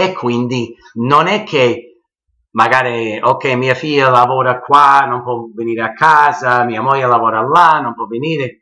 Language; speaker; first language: Italian; early bilingual, heritage; English